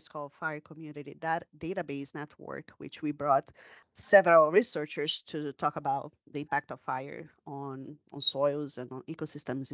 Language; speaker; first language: English; non-native, fluent; Portuguese